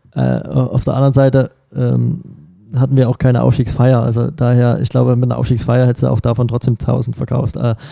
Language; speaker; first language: German; native; German